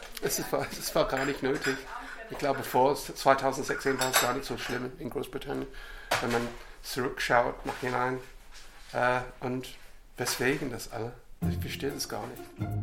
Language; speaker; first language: German; non-native, fluent; English